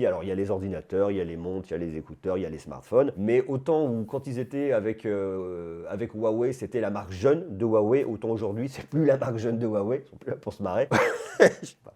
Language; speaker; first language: French; native; French